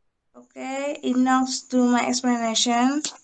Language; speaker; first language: English; non-native, learner; Indonesian